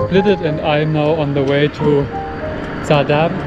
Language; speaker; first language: English; non-native, fluent; German